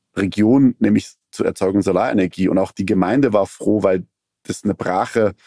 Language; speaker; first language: German; early bilingual, other home language; Persian